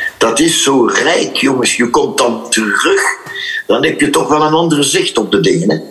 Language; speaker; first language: Dutch; native; Dutch